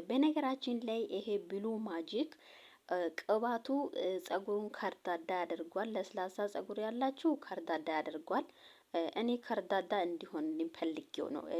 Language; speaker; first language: Amharic; non-native, local second language; Oromo